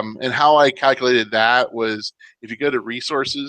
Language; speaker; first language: English; native; English